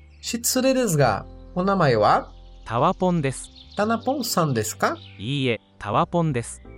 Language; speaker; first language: Japanese; non-native, learner; Portuguese